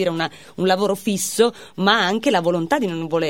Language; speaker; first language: Italian; native; Italian